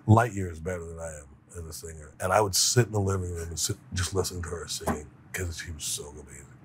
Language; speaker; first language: English; native; English